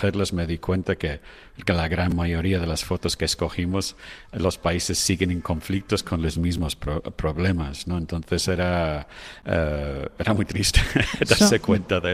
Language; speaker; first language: Spanish; non-native, fluent; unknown